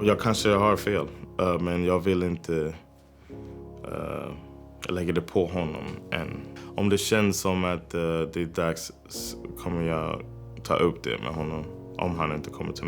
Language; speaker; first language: Swedish; non-native, fluent; English